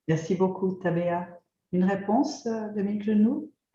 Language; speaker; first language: French; native; French